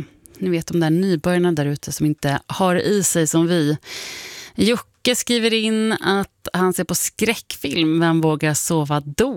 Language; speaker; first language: Swedish; native; Swedish